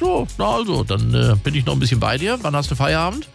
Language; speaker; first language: German; native; German